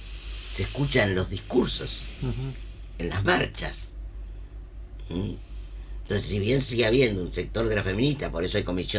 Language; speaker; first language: Spanish; native; Spanish